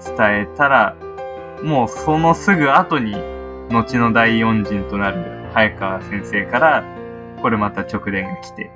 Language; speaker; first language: Japanese; native; Japanese